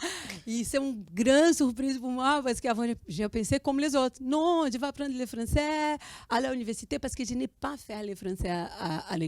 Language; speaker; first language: French; non-native, fluent; Portuguese